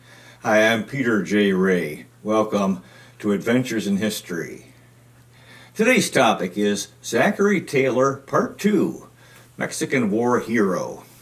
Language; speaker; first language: English; native; English